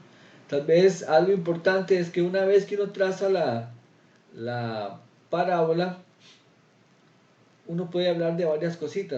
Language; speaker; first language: Spanish; native; Spanish